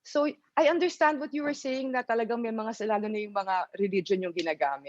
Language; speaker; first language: Filipino; native; Filipino